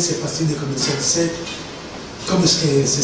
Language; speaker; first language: French; non-native, fluent; Spanish